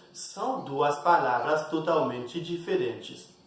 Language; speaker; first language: Portuguese; non-native, fluent; Haitian Creole